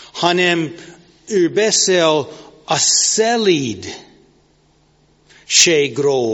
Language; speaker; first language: Hungarian; non-native, fluent; English